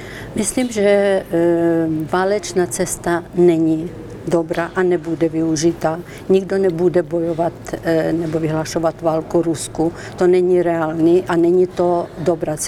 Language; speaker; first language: Czech; non-native, fluent; Ukrainian